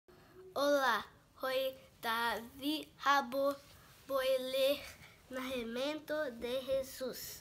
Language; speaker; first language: Spanish; non-native, learner; Portuguese